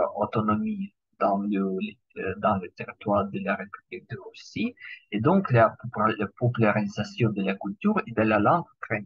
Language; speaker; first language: French; non-native, learner; Ukrainian